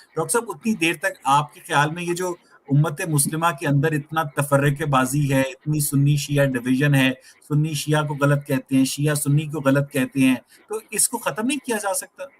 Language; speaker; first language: Urdu; native; Urdu